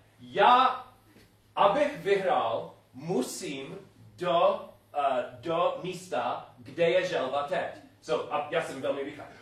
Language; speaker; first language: Czech; non-native, fluent; English